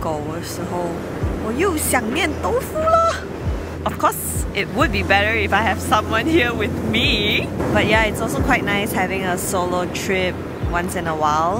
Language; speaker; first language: English; non-native, local second language; Chinese